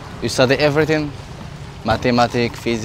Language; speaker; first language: English; non-native, learner; Arabic